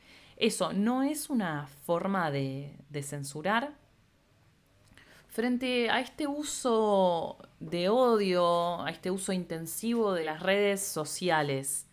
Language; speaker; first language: Spanish; native; Spanish